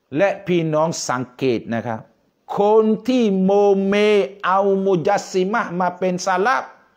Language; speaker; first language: Thai; non-native, local second language; Pattani Malay